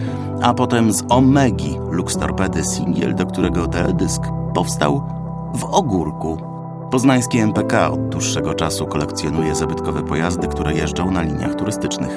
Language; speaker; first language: Polish; native; Polish